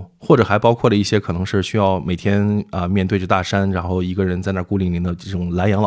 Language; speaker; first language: Chinese; native; Chinese